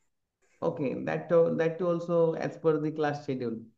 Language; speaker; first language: English; non-native, local second language; Marathi